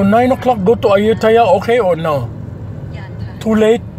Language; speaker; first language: English; non-native, learner; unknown